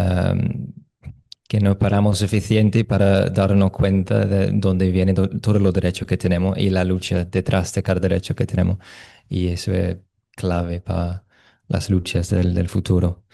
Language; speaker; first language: Spanish; non-native, fluent; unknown